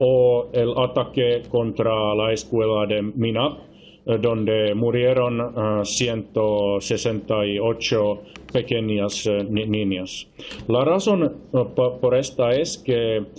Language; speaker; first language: Spanish; non-native, fluent; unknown